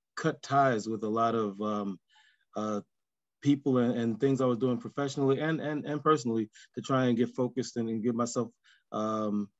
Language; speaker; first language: English; native; English